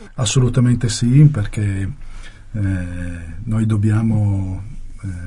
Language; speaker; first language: Italian; native; Italian